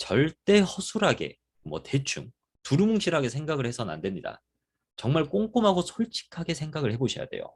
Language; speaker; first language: Korean; native; Korean